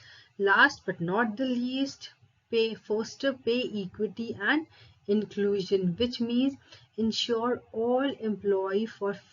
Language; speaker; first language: English; non-native, local second language; Hindi